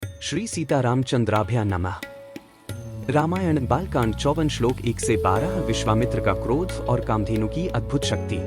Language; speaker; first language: Hindi; native; Hindi